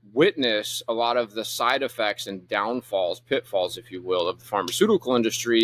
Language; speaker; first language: English; native; English